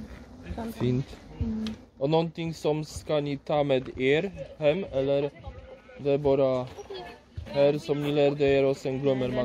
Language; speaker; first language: Swedish; non-native, fluent; Polish